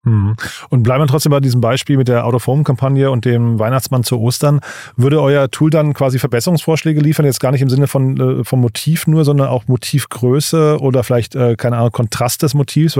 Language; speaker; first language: German; native; German